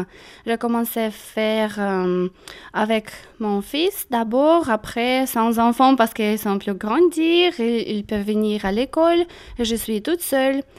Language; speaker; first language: French; non-native, learner; Russian